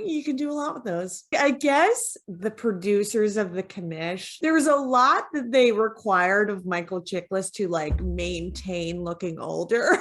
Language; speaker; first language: English; native; English